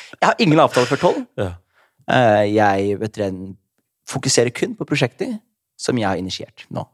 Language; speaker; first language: Norwegian; early bilingual, other home language; Somali